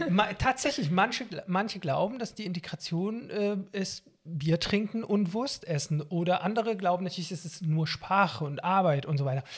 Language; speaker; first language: German; non-native, fluent; Arabic